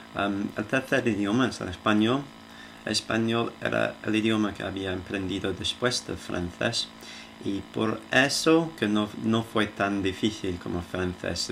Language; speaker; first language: Spanish; non-native, fluent; English